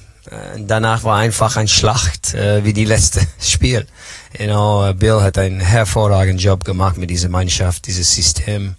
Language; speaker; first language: German; non-native, learner; English